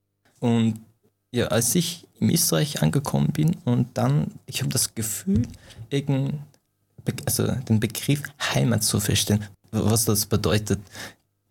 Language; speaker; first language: German; non-native, fluent; Persian